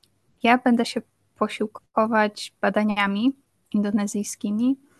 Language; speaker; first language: Polish; native; Polish